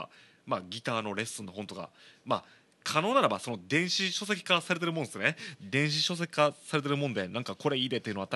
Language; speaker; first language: Japanese; native; Japanese